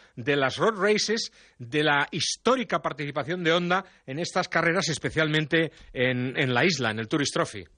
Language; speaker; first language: Spanish; non-native, local second language; Catalan